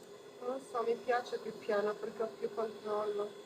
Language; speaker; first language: Italian; early bilingual, heritage; English